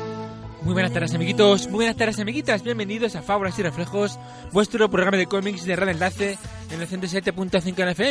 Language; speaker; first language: Spanish; native; Spanish